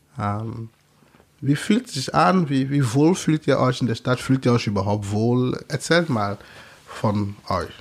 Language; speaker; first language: German; non-native, fluent; English